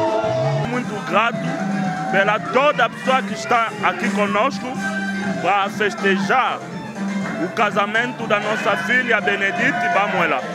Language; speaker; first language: Portuguese; non-native, fluent; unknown